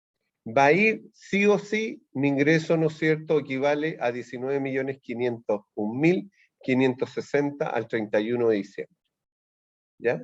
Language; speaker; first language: Spanish; native; Spanish